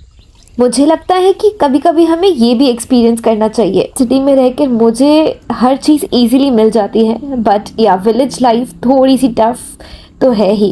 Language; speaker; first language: Hindi; native; Hindi